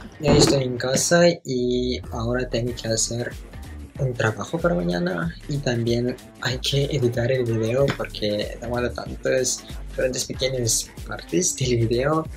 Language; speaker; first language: Spanish; non-native, fluent; Russian